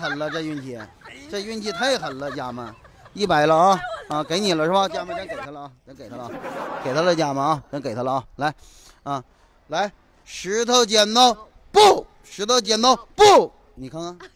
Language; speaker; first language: Chinese; native; Chinese